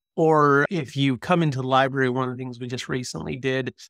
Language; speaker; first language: English; native; English